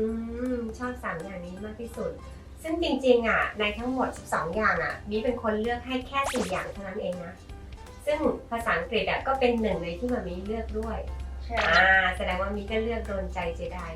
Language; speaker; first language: Thai; native; Thai